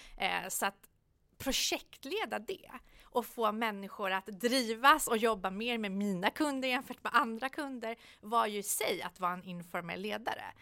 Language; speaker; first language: Swedish; early bilingual, other home language; Persian